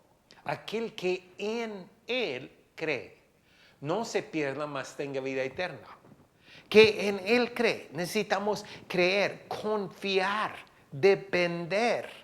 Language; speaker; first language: Spanish; non-native, fluent; English